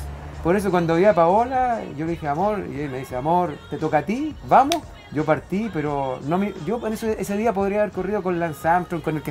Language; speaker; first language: Spanish; native; Spanish